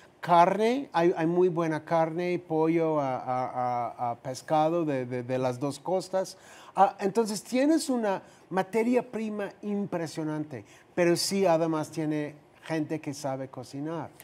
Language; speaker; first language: Spanish; non-native, fluent; English